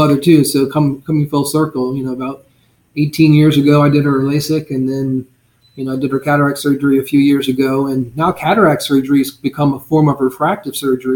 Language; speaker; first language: English; native; English